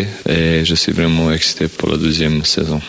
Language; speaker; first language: French; non-native, learner; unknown